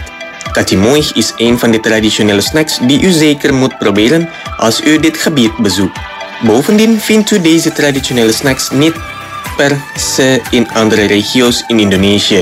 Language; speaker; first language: Dutch; non-native, fluent; Indonesian